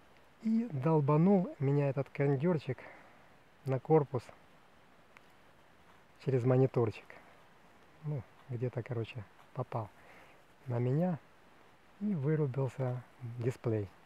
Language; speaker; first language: Russian; native; Russian